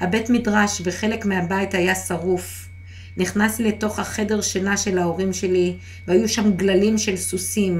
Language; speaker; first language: Hebrew; non-native, fluent; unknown